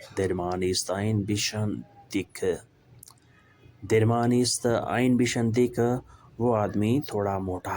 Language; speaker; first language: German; non-native, fluent; Urdu